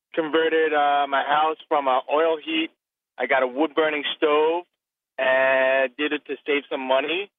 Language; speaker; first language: English; native; English